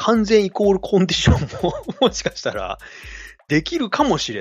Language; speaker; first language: Japanese; native; Japanese